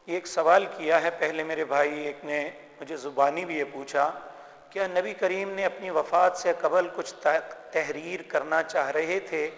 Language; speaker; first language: Urdu; native; Urdu